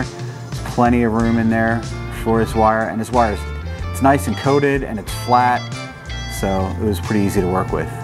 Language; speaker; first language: English; native; English